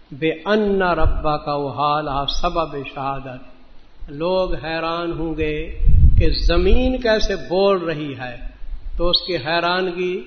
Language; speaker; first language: Urdu; native; Urdu